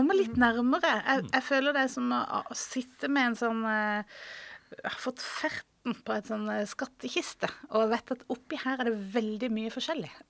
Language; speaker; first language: Norwegian; native; Norwegian